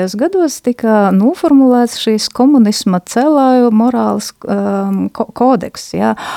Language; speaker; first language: Latvian; non-native, local second language; Russian